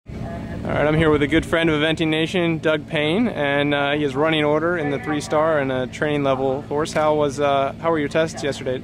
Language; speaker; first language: English; native; English